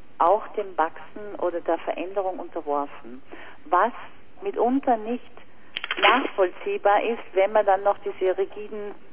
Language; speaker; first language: German; native; German